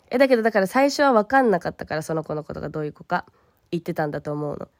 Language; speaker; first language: Japanese; early bilingual, heritage; Japanese